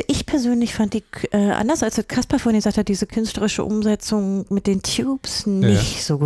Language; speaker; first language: German; native; German